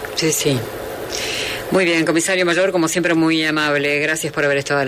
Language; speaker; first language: Spanish; native; Spanish